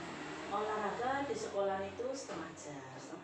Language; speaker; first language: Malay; non-native, local second language; Javanese